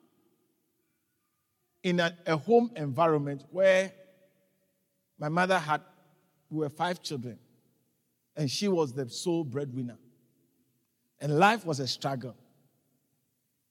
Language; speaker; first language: English; non-native, local second language; Akan